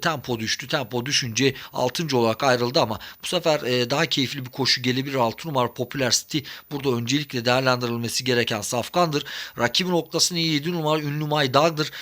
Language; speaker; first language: Turkish; native; Turkish